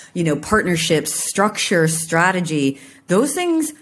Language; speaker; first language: English; native; English